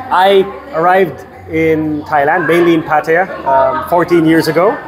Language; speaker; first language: English; non-native, local second language; Filipino